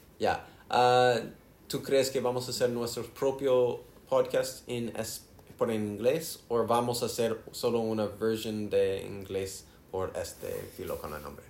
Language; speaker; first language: Spanish; non-native, learner; English